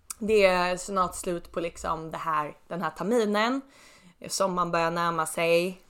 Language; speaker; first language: Swedish; native; Swedish